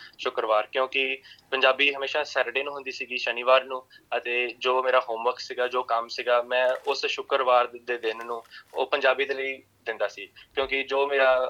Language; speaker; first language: Punjabi; early bilingual, heritage; Punjabi